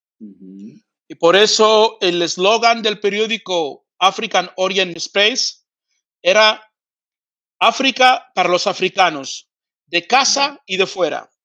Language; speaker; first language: Spanish; early bilingual, other home language; Fang